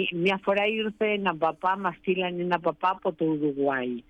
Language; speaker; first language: Greek; early bilingual, heritage; Greek